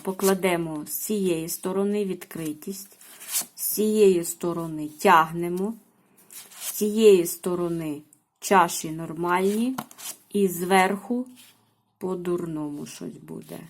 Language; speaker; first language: Ukrainian; native; Ukrainian